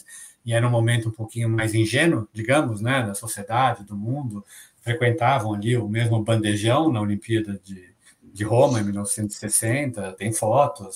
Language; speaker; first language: Portuguese; native; Portuguese